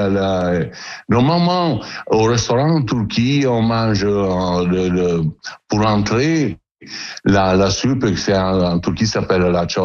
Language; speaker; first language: French; non-native, learner; Italian